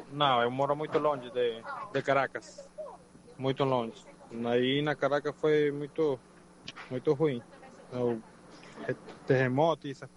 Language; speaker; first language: Portuguese; non-native, learner; Spanish